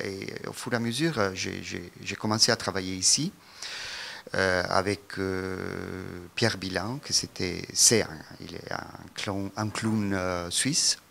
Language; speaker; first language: French; non-native, fluent; Italian